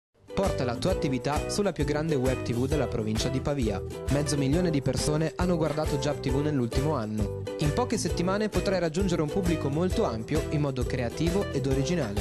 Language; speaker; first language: Italian; native; Italian